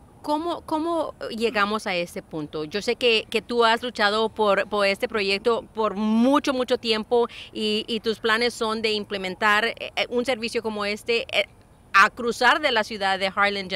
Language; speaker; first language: Spanish; early bilingual, heritage; Spanish